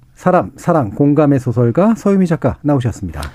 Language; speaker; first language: Korean; native; Korean